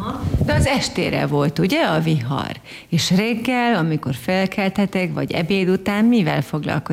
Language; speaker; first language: Hungarian; native; Hungarian